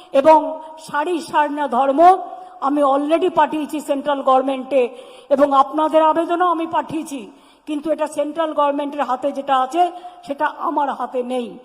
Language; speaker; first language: Bangla; native; Bangla